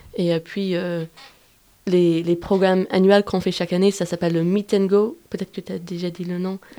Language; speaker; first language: French; non-native, fluent; English